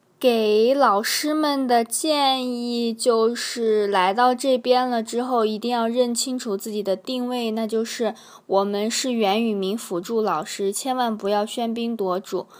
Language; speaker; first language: Chinese; native; Chinese